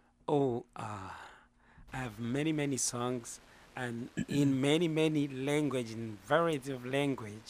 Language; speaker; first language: English; non-native, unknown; Lingala